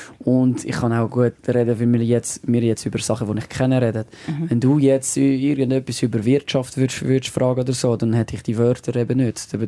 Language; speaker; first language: German; non-native, local second language; French